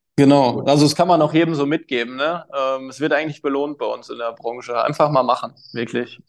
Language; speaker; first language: German; native; German